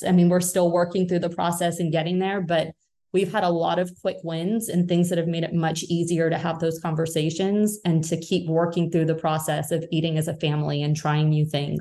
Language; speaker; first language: English; native; English